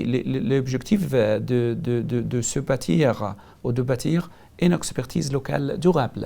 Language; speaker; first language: French; non-native, learner; Arabic